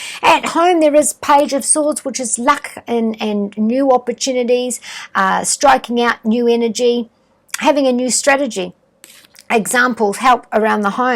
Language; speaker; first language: English; native; English